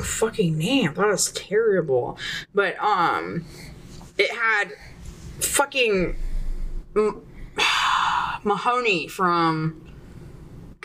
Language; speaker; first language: English; native; English